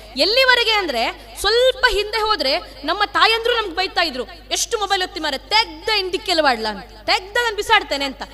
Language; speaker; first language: Kannada; non-native, local second language; Tulu